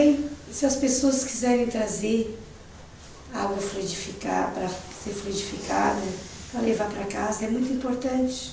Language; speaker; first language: Portuguese; native; Portuguese